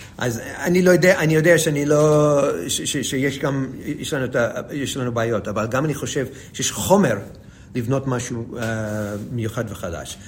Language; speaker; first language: Hebrew; non-native, fluent; English